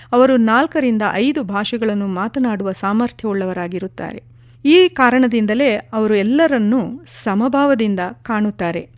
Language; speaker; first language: Kannada; non-native, local second language; Kodava